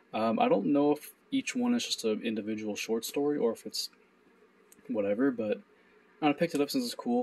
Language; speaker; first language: English; native; English